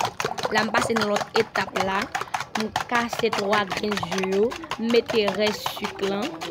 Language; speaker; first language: French; non-native, learner; Haitian Creole